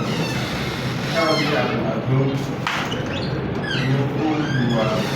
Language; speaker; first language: English; non-native, learner; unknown